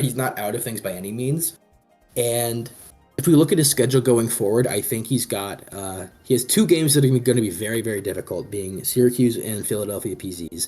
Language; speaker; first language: English; native; English